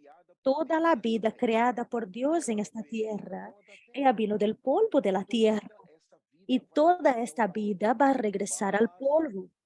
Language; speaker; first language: Spanish; non-native, fluent; Portuguese